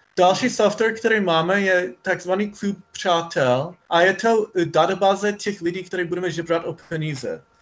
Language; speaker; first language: Czech; non-native, fluent; English